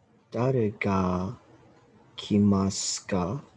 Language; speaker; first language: Japanese; non-native, learner; English